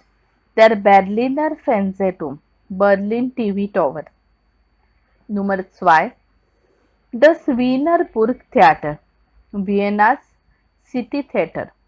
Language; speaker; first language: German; non-native, learner; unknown